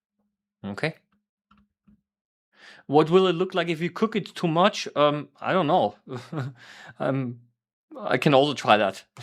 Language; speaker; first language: English; non-native, fluent; German